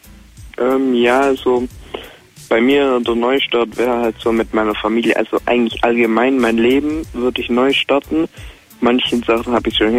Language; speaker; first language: German; native; German